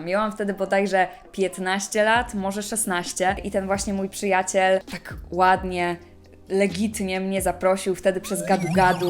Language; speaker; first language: Polish; native; Polish